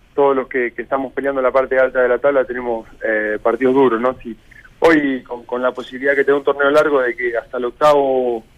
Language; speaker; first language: Spanish; native; Spanish